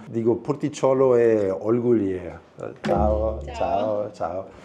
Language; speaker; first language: Korean; non-native, learner; Italian